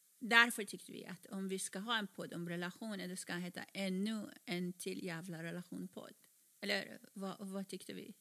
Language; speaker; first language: Swedish; non-native, fluent; Persian